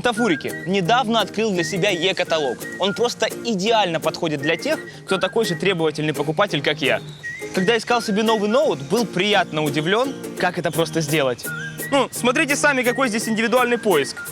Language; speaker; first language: Russian; native; Russian